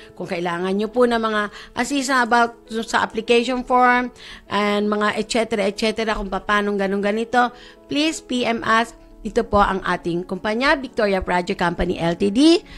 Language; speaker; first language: Filipino; native; Filipino